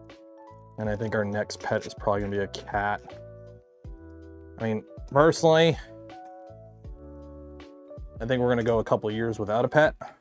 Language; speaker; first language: English; native; English